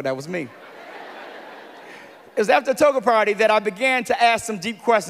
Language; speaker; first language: English; native; English